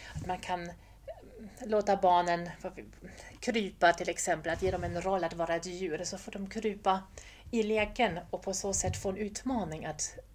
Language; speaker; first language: Swedish; non-native, fluent; German